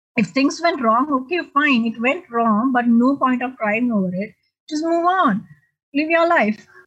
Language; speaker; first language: English; non-native, local second language; Sinhala